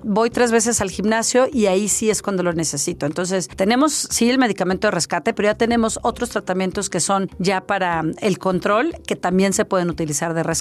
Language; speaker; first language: Spanish; native; Spanish